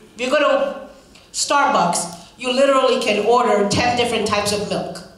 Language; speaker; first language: English; non-native, fluent; Spanish